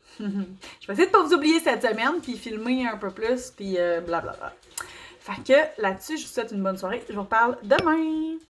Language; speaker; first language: French; native; French